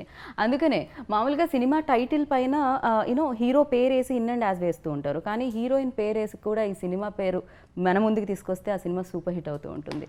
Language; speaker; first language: Telugu; native; Telugu